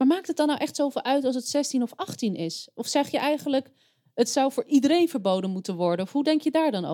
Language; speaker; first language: Dutch; native; Dutch